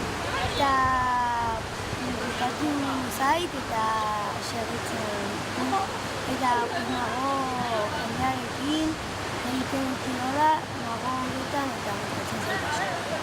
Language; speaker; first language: Basque; non-native, local second language; Spanish